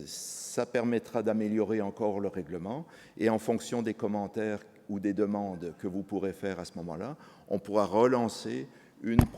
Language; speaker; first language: French; native; French